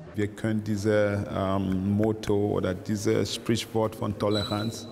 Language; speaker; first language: German; non-native, fluent; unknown